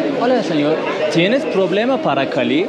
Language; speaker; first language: Spanish; non-native, learner; Turkish